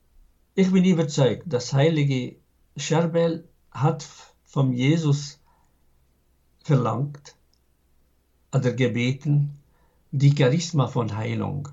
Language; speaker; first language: German; non-native, fluent; Arabic